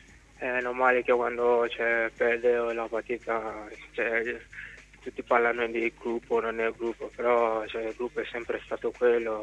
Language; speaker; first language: Italian; non-native, fluent; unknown